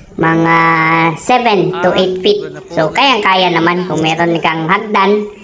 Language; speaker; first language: Filipino; non-native, local second language; Cebuano